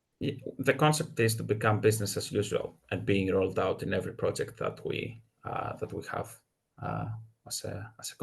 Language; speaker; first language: English; non-native, fluent; Greek